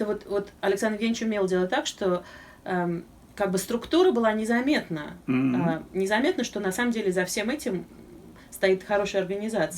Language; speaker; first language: Russian; native; Russian